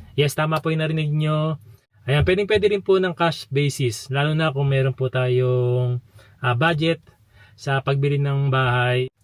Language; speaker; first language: Filipino; native; Filipino